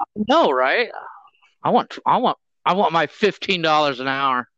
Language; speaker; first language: English; native; English